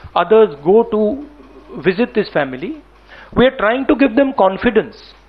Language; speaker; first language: English; non-native, local second language; Hindi